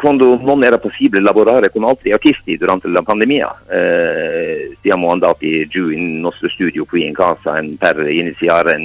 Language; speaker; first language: Italian; non-native, fluent; Norwegian